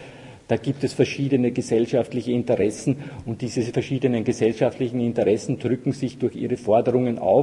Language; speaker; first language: German; native; German